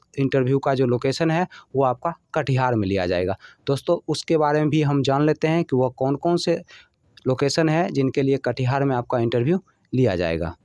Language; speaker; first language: Hindi; native; Hindi